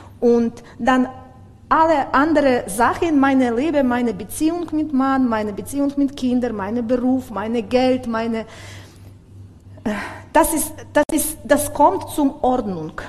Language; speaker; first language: German; non-native, learner; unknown